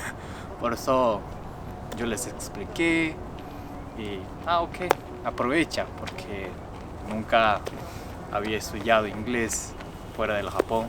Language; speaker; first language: Spanish; non-native, fluent; Japanese